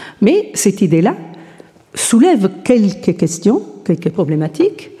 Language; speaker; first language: French; non-native, fluent; Italian